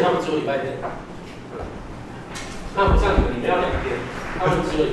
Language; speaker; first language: Chinese; native; Chinese